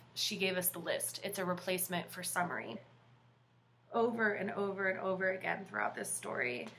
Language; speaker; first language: English; native; English